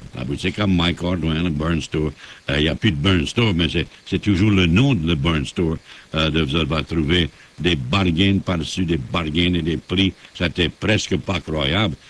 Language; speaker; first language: French; native; French